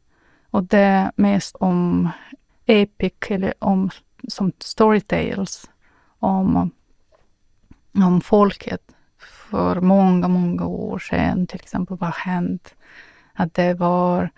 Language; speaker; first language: Swedish; non-native, fluent; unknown